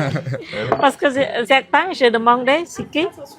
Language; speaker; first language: French; non-native, learner; Khmer